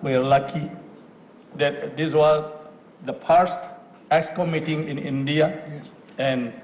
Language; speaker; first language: English; non-native, local second language; Assamese